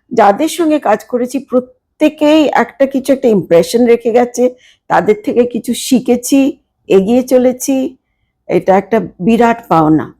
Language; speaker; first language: Bangla; native; Bangla